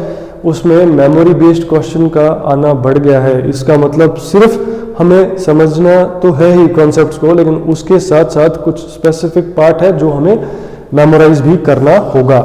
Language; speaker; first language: Hindi; native; Hindi